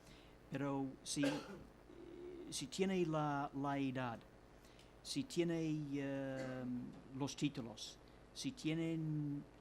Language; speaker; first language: Spanish; non-native, fluent; English